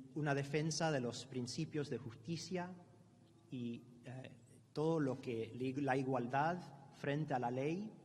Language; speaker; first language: Spanish; early bilingual, other home language; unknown